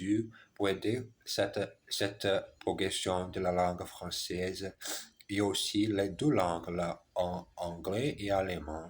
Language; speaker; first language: French; non-native, learner; German